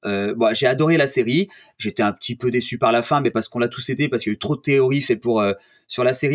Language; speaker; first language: French; native; French